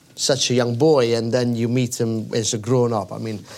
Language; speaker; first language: English; non-native, fluent; Italian